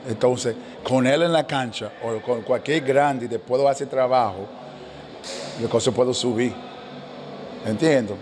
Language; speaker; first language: Spanish; non-native, learner; English